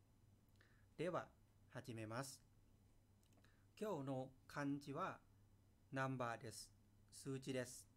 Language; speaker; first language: Japanese; non-native, fluent; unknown